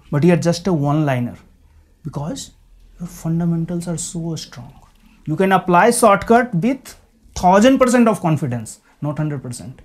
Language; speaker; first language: English; non-native, local second language; Hindi